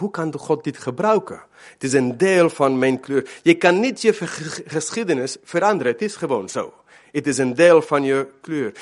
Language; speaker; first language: Dutch; non-native, fluent; Spanish